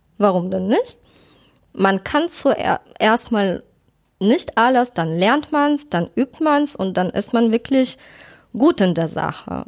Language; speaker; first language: German; non-native, fluent; Russian